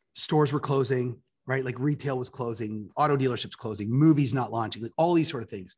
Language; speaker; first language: English; native; English